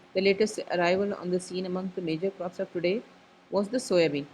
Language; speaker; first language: English; non-native, local second language; Urdu